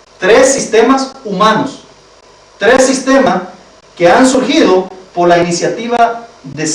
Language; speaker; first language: Spanish; native; Spanish